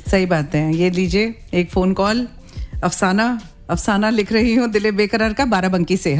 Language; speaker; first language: Hindi; native; Hindi